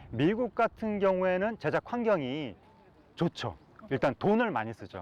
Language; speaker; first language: Korean; native; Korean